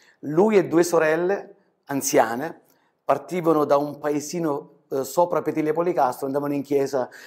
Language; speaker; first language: Italian; native; Italian